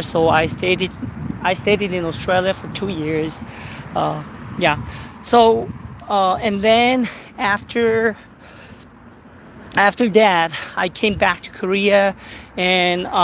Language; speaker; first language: English; non-native, fluent; Korean